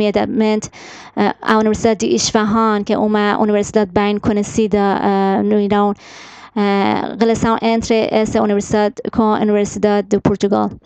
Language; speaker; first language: Portuguese; non-native, fluent; Persian